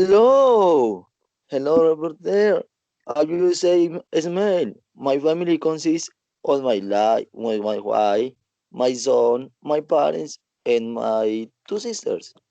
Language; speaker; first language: English; non-native, learner; Spanish